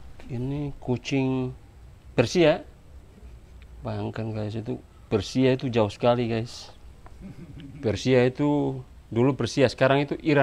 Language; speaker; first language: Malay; non-native, local second language; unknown